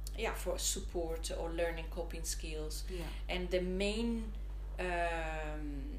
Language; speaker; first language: English; non-native, fluent; Italian